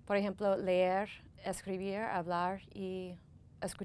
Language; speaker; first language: Spanish; non-native, fluent; English